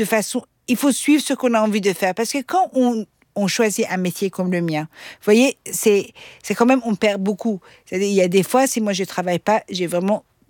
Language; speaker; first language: French; non-native, fluent; Persian